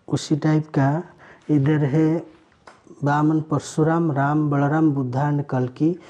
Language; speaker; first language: Hindi; non-native, local second language; Odia